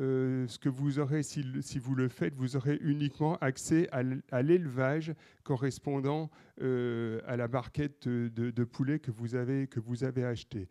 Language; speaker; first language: French; native; French